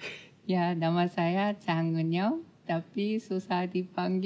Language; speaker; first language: Indonesian; non-native, fluent; Korean